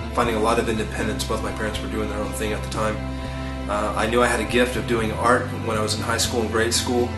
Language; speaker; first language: English; native; English